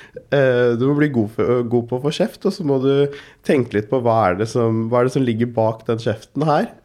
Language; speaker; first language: Norwegian; early bilingual, other home language; Urdu